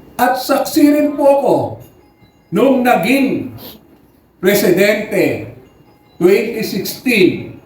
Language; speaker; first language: Filipino; native; Filipino